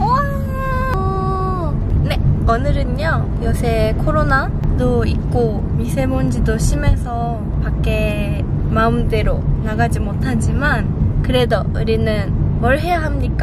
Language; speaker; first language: Korean; non-native, fluent; Japanese